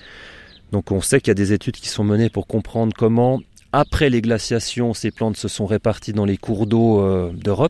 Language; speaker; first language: French; native; French